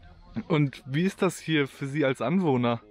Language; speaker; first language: German; native; German